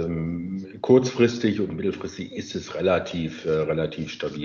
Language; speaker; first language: German; native; German